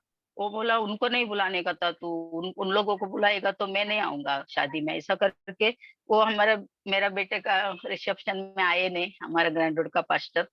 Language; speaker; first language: Hindi; non-native, local second language; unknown